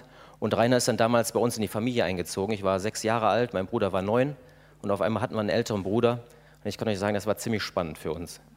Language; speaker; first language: German; native; German